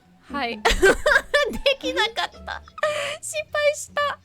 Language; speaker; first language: Japanese; non-native, learner; English